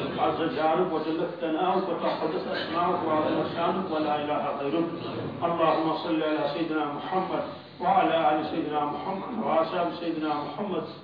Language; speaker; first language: Arabic; non-native, fluent; Urdu